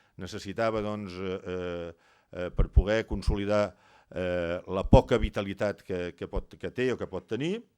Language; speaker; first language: Catalan; non-native, local second language; Occitan